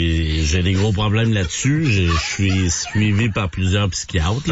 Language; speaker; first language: French; native; French